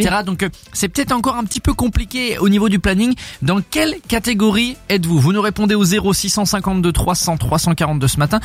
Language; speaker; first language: French; native; French